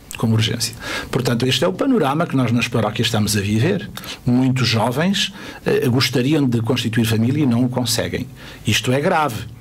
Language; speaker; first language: Portuguese; native; Portuguese